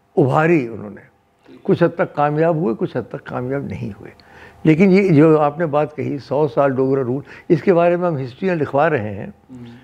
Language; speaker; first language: Hindi; non-native, local second language; Dogri